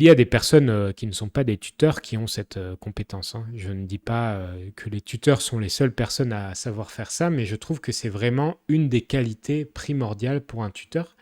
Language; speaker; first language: French; native; French